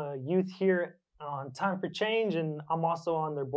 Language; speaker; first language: English; native; English